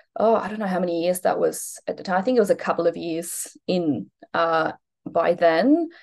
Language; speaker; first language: English; non-native, fluent; Polish